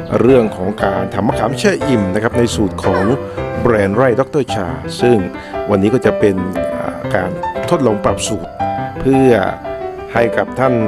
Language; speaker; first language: Thai; native; Thai